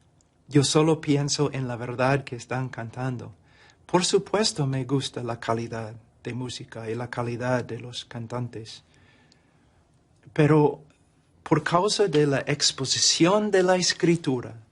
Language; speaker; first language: Spanish; non-native, fluent; English